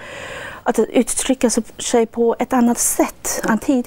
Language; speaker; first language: Swedish; non-native, fluent; Chinese